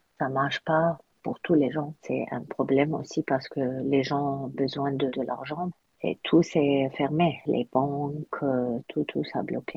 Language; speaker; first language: French; non-native, learner; Arabic